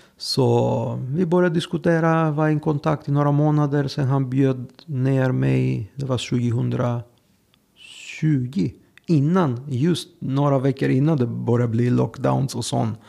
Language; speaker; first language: Swedish; non-native, fluent; Greek